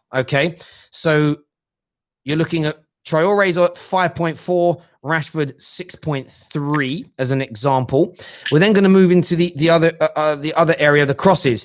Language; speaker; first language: English; native; English